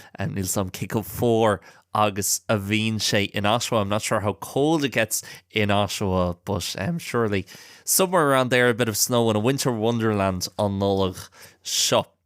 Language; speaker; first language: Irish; non-native, local second language; English